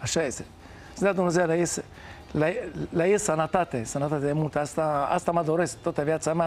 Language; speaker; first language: Romanian; non-native, fluent; Hebrew